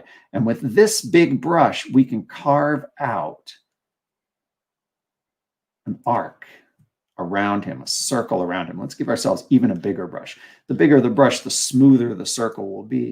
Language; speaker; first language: English; native; English